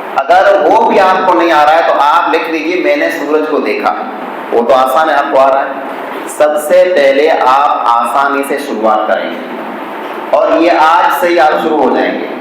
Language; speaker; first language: Urdu; non-native, local second language; Kachhi